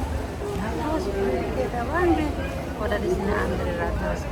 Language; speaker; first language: German; non-native, fluent; Filipino